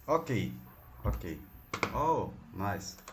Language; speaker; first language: English; non-native, learner; Portuguese